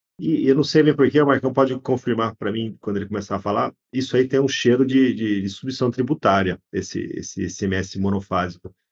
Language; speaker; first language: Portuguese; native; Portuguese